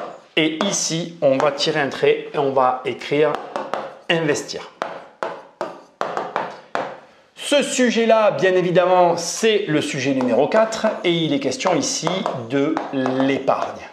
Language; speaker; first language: French; native; French